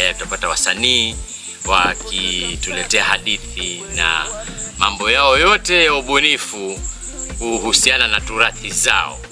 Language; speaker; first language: Swahili; native; Swahili